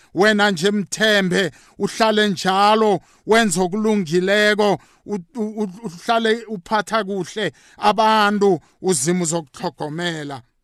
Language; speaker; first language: Zulu; native; Zulu